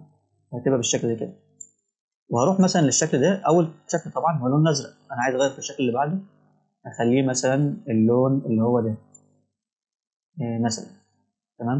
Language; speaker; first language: Arabic; native; Arabic